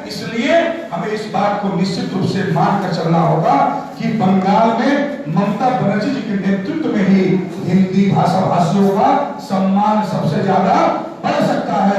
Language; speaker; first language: Hindi; native; Hindi